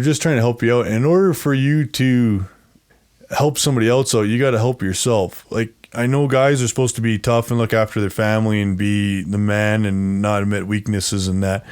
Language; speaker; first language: English; native; English